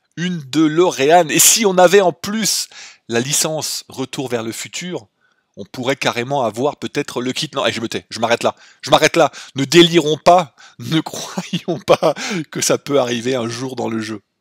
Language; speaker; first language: French; native; French